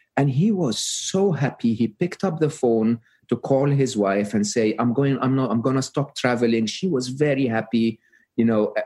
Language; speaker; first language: English; non-native, fluent; Arabic